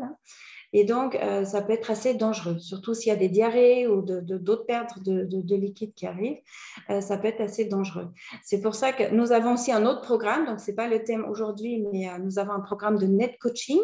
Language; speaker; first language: French; native; French